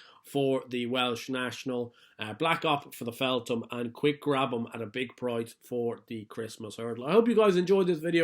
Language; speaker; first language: English; native; English